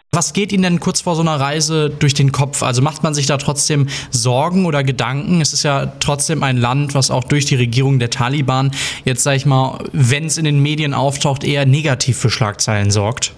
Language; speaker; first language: German; native; German